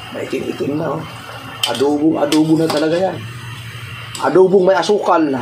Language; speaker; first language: Filipino; non-native, local second language; Waray